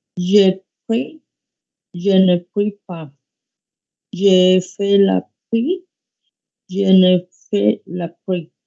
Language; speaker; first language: French; non-native, learner; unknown